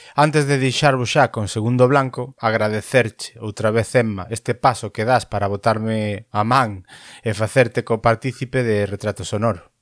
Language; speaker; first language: Galician; native; Galician